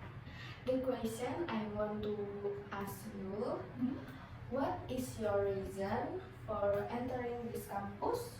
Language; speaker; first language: English; non-native, learner; Indonesian